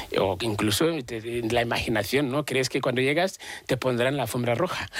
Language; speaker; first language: Spanish; non-native, fluent; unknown